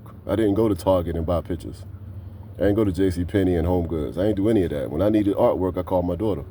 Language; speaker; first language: English; native; English